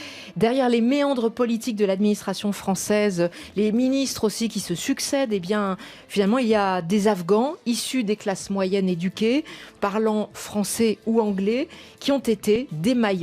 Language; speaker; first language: French; native; French